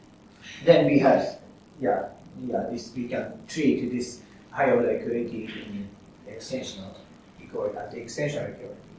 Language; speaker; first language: English; non-native, fluent; Japanese